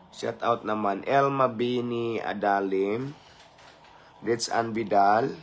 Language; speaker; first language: Filipino; non-native, local second language; Cebuano